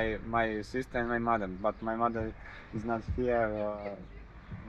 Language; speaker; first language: English; non-native, learner; Serbian